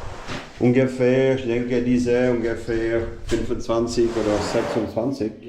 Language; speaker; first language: German; non-native, local second language; French